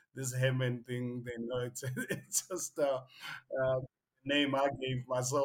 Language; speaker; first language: English; non-native, local second language; Northern Sotho